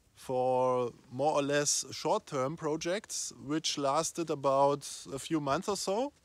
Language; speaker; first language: English; non-native, fluent; German